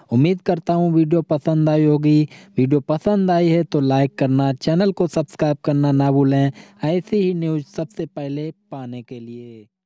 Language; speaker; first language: Hindi; native; Hindi